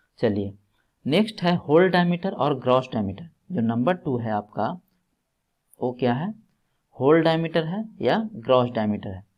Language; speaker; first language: Hindi; native; Hindi